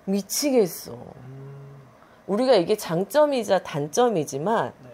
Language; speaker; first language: Korean; native; Korean